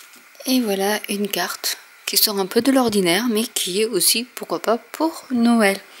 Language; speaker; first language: French; native; French